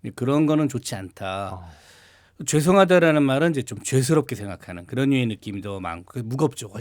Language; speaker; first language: Korean; native; Korean